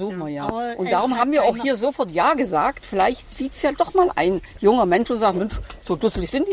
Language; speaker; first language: German; native; German